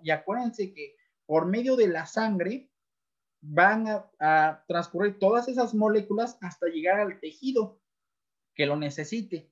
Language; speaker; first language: Spanish; native; Spanish